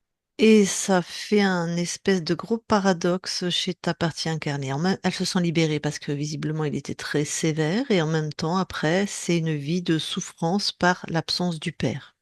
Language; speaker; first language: French; native; French